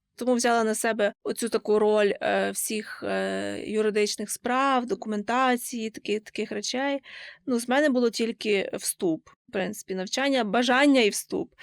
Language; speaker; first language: Ukrainian; native; Ukrainian